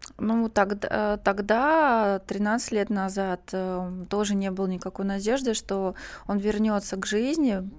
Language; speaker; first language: Russian; native; Russian